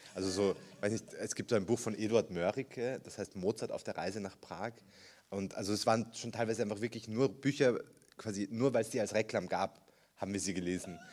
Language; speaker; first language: German; early bilingual, other home language; Spanish